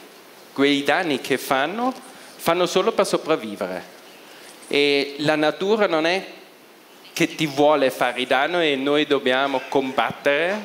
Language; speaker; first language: Italian; non-native, local second language; German